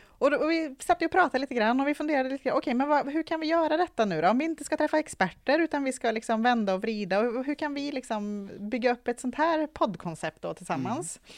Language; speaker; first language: Swedish; native; Swedish